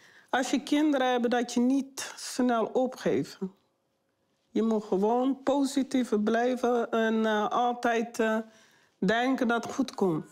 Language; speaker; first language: Dutch; non-native, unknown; Kabuverdianu